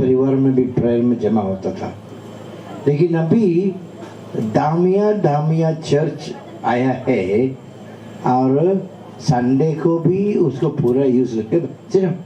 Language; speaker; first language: Hindi; non-native, local second language; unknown